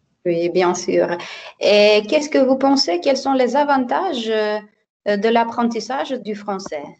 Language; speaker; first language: French; non-native, fluent; Macedonian